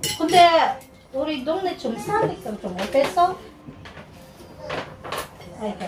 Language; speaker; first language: Korean; non-native, learner; Filipino